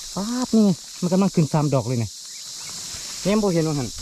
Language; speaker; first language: Thai; non-native, local second language; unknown